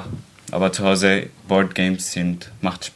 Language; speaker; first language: German; non-native, learner; Arabic